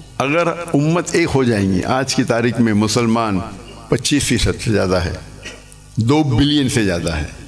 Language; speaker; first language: Urdu; non-native, local second language; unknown